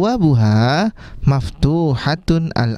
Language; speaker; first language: Arabic; non-native, fluent; Indonesian